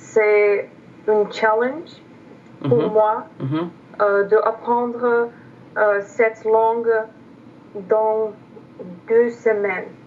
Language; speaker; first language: French; non-native, learner; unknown